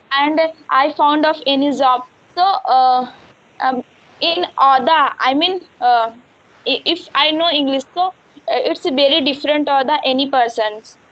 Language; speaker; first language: English; non-native, learner; Hindi